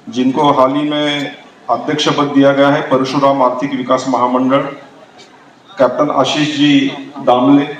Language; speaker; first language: Hindi; non-native, local second language; Marathi